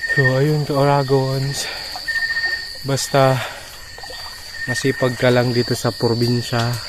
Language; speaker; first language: Filipino; non-native, local second language; Bikol